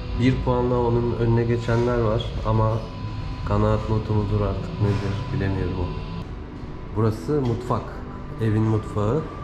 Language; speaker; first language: Turkish; native; Turkish